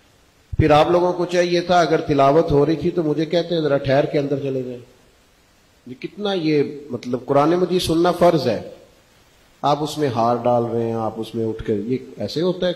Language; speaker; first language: Urdu; native; Urdu